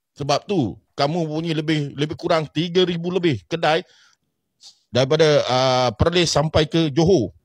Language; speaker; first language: Malay; native; Malay